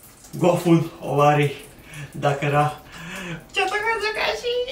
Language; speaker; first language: Japanese; non-native, learner; Serbian